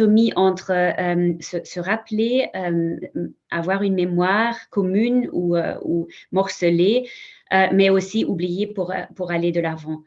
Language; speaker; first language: French; non-native, fluent; German